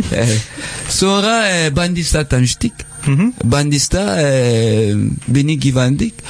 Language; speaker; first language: Turkish; non-native, learner; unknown